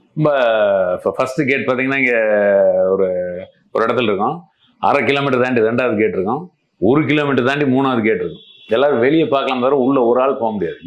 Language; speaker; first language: Tamil; non-native, local second language; Malayalam